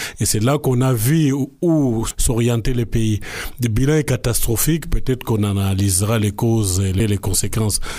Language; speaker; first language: French; non-native, local second language; Lingala